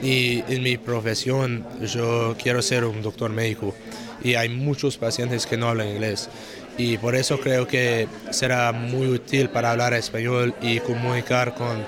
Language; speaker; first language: Spanish; non-native, learner; English